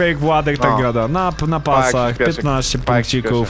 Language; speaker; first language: Polish; native; Polish